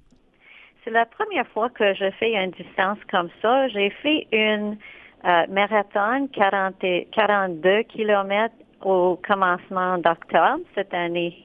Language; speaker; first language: French; non-native, local second language; English